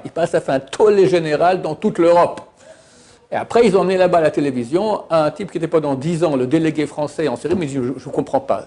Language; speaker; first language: French; native; French